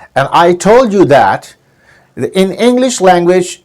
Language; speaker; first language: English; non-native, local second language; Urdu